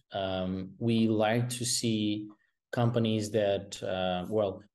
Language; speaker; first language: English; non-native, fluent; Portuguese